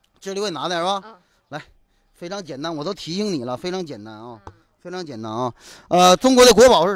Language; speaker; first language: Chinese; native; Chinese